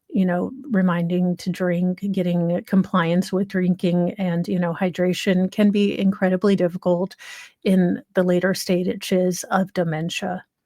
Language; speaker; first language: English; native; English